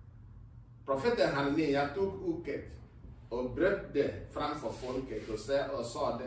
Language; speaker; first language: Swedish; non-native, fluent; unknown